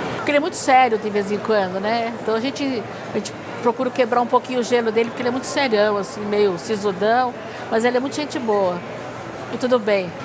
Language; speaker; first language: Portuguese; native; Portuguese